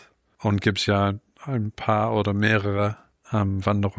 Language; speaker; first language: German; non-native, fluent; English